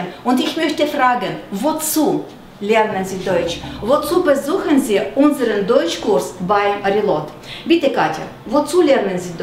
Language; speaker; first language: German; non-native, fluent; Russian